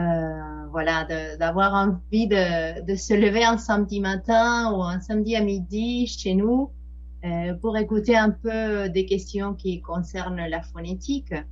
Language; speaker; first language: French; non-native, fluent; Spanish